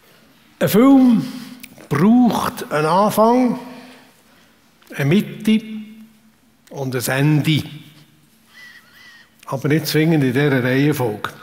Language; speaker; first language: German; native; German